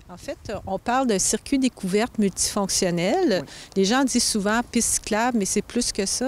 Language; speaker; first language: French; native; French